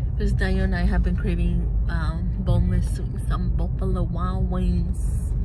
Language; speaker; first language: English; early bilingual, other home language; Spanish